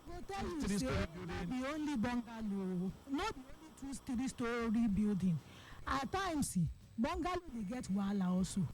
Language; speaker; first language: Nigerian Pidgin; non-native, local second language; Yoruba